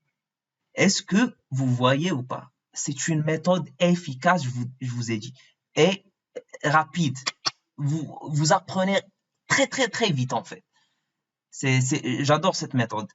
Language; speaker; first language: French; non-native, fluent; Arabic